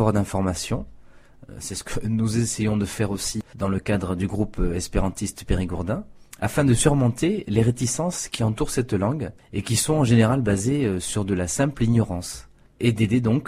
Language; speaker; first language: French; native; French